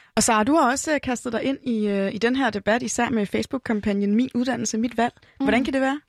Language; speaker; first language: Danish; native; Danish